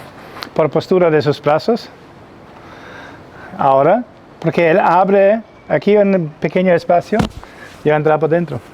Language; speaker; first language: Spanish; non-native, learner; German